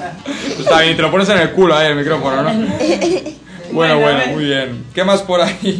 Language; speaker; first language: Spanish; native; Spanish